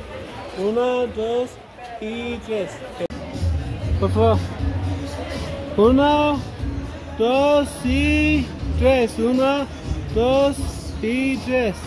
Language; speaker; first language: Spanish; early bilingual, heritage; Spanish